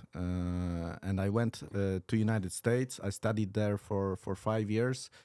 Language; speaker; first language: English; non-native, fluent; Polish